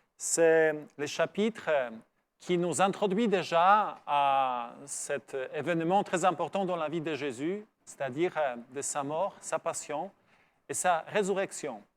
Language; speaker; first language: French; non-native, fluent; Polish